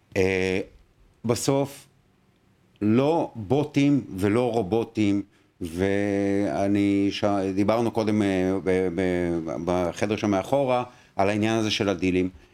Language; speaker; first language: Hebrew; native; Hebrew